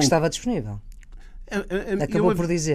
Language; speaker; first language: Portuguese; native; Portuguese